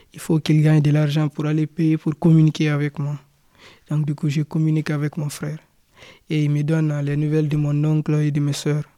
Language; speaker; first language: French; non-native, local second language; Fula